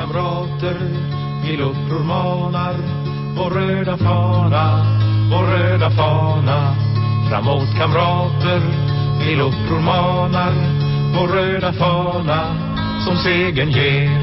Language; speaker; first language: Swedish; non-native, fluent; Persian